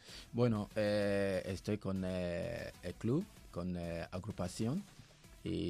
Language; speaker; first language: Spanish; non-native, learner; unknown